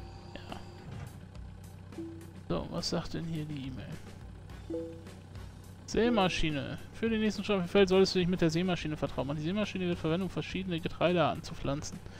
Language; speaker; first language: German; native; German